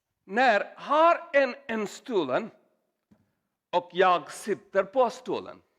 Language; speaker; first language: Swedish; non-native, learner; Urdu